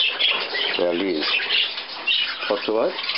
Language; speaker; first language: German; native; German